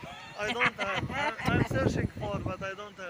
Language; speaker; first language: English; non-native, learner; Arabic